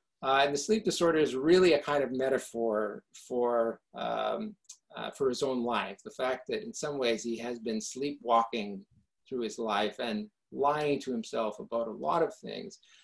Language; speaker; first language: English; early bilingual, other home language; Italian